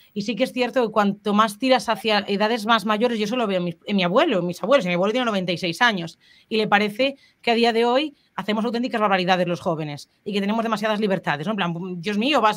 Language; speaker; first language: Spanish; native; Spanish